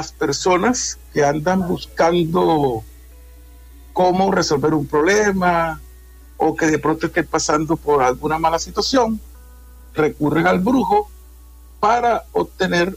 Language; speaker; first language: Spanish; native; Spanish